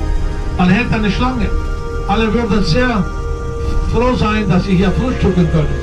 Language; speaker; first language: German; non-native, fluent; Spanish